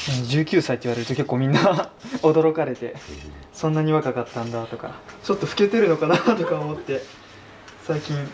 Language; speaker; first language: Japanese; native; Japanese